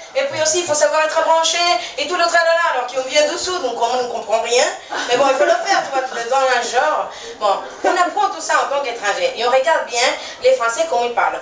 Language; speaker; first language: French; non-native, fluent; Spanish